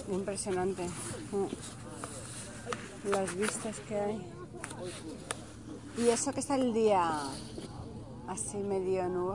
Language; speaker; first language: Spanish; native; Spanish